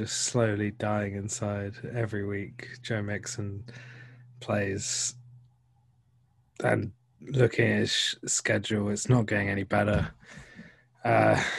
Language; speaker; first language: English; native; English